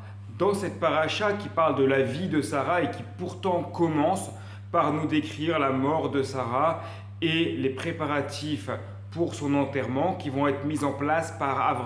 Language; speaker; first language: French; native; French